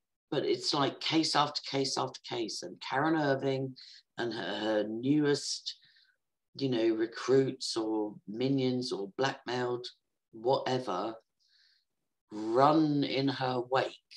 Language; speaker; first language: English; native; English